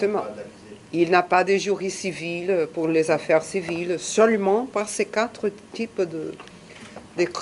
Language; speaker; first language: French; non-native, fluent; Portuguese